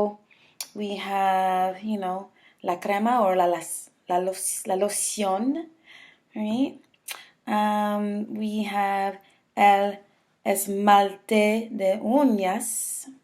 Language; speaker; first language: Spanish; non-native, learner; English